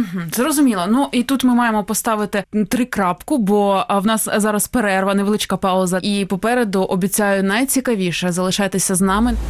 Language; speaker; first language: Ukrainian; native; Ukrainian